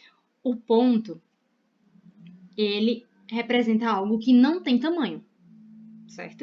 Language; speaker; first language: Portuguese; native; Portuguese